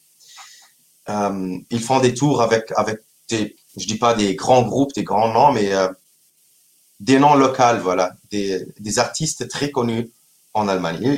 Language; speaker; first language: French; non-native, local second language; Arabic